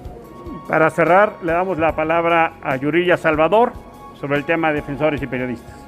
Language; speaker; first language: Spanish; native; Spanish